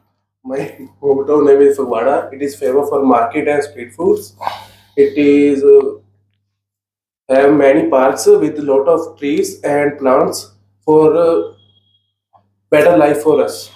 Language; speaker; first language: English; non-native, learner; Punjabi